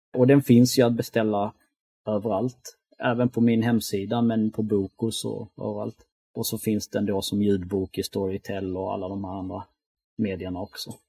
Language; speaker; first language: Swedish; early bilingual, other home language; Albanian